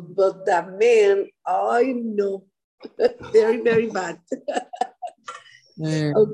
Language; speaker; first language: English; non-native, learner; Spanish